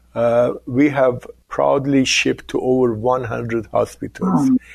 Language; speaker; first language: English; non-native, fluent; Persian